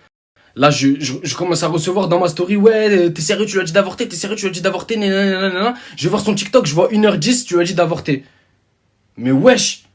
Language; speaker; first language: French; native; French